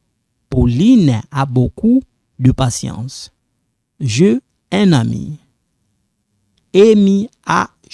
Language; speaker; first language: French; non-native, local second language; Lingala